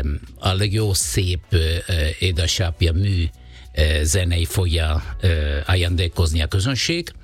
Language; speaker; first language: Hungarian; non-native, fluent; Italian